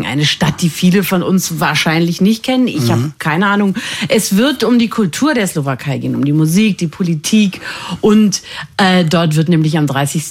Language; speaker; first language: German; native; German